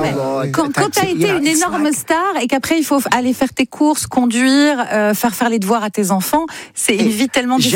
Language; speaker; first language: French; native; French